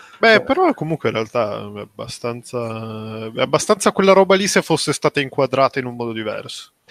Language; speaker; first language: Italian; native; Italian